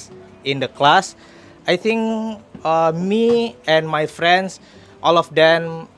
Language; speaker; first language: English; non-native, learner; Indonesian